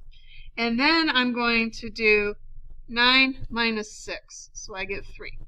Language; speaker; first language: English; native; English